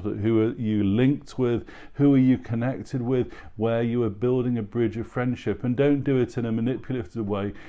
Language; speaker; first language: English; native; English